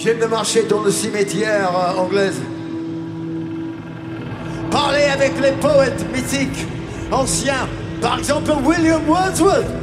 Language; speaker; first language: French; non-native, learner; English